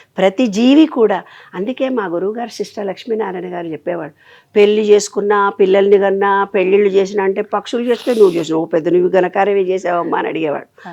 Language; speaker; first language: Telugu; native; Telugu